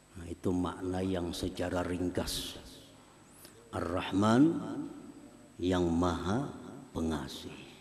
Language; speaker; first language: Indonesian; non-native, local second language; Banjar